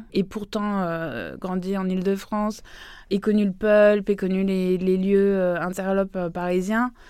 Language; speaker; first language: French; native; French